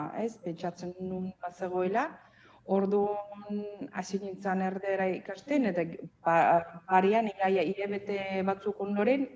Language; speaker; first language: Basque; non-native, learner; Azerbaijani